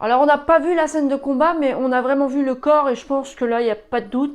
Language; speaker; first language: French; native; French